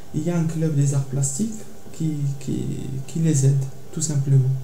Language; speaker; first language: French; non-native, local second language; Arabic